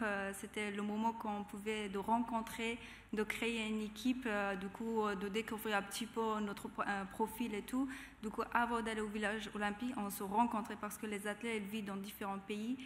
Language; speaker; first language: French; non-native, fluent; Persian